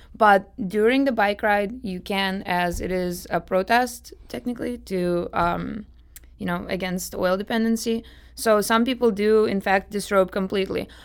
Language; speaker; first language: English; non-native, fluent; Russian